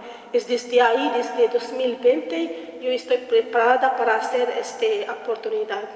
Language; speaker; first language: Spanish; non-native, learner; Arabic